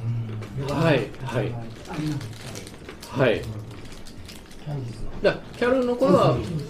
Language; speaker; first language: Japanese; native; Japanese